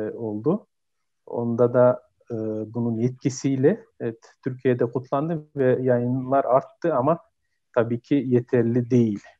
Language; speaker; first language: Turkish; non-native, fluent; Kyrgyz